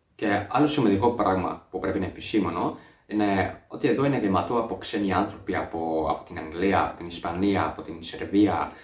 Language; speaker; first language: Greek; non-native, learner; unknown